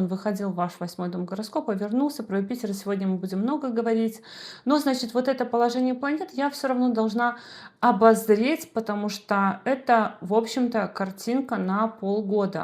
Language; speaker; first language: Russian; native; Russian